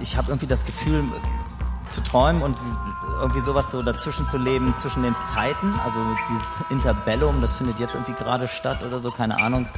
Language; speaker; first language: German; native; German